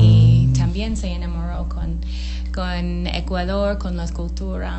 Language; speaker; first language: Spanish; non-native, fluent; English